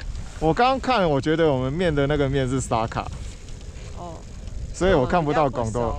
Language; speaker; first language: Chinese; native; Chinese